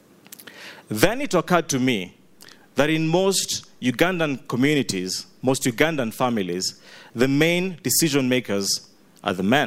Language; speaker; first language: English; non-native, local second language; Ganda